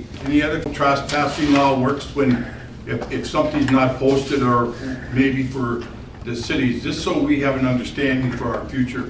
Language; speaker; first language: English; native; English